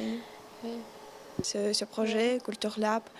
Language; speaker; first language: French; non-native, learner; Ukrainian